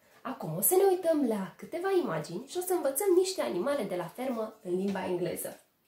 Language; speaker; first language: Romanian; native; Romanian